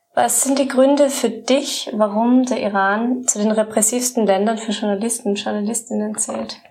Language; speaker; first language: German; native; German